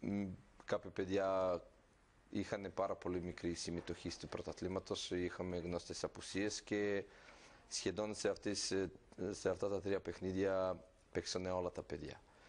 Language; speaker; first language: Greek; non-native, fluent; Serbian